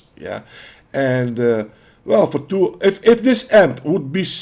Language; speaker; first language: English; non-native, fluent; Dutch